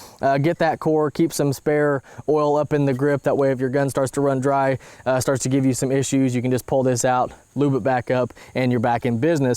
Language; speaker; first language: English; native; English